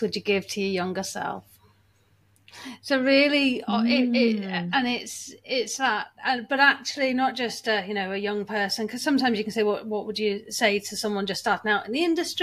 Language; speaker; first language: English; native; English